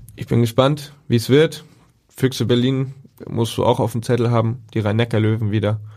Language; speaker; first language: German; native; German